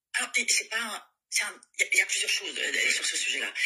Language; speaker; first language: French; native; French